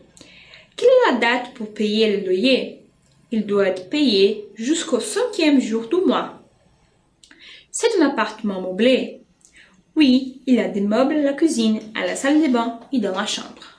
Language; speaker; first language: French; non-native, fluent; Portuguese